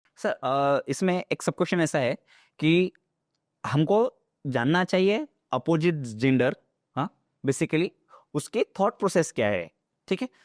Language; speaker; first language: Hindi; non-native, local second language; Marathi